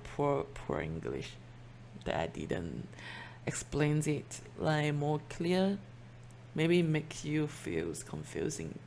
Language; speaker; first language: English; non-native, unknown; Chinese